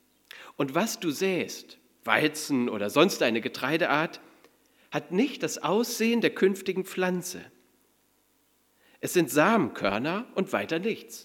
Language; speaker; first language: German; native; German